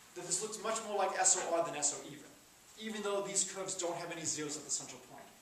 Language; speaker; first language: English; native; English